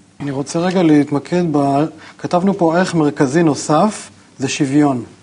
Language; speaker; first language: Hebrew; native; Hebrew